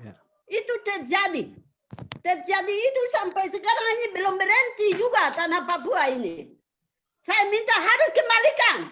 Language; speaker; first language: Indonesian; non-native, local second language; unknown